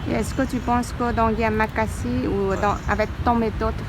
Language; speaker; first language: French; non-native, learner; Vietnamese